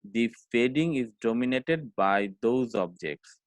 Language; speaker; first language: English; non-native, local second language; Bangla